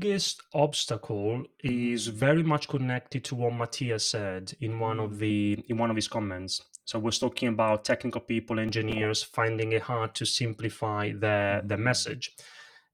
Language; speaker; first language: English; non-native, fluent; Italian